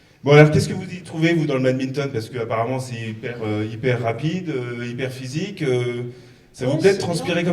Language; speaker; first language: French; native; French